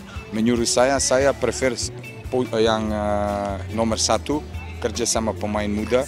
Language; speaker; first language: Indonesian; non-native, fluent; Serbian